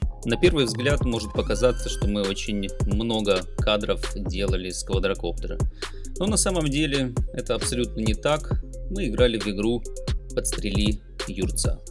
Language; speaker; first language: Russian; native; Russian